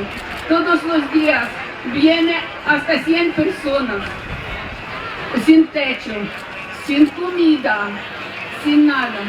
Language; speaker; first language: Spanish; non-native, fluent; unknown